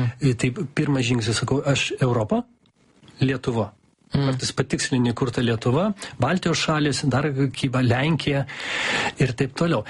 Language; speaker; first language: Lithuanian; non-native, local second language; Russian